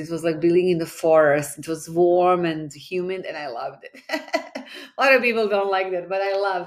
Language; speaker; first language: English; non-native, fluent; Bosnian